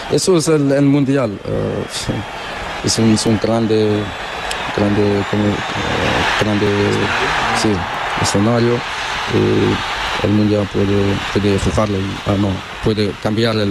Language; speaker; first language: Spanish; non-native, learner; Portuguese